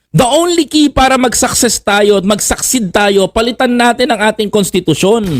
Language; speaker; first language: Filipino; native; Filipino